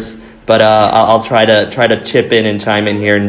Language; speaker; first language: English; native; English